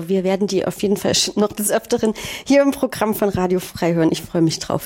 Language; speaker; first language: German; native; German